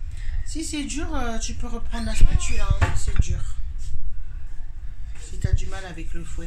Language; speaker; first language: French; native; French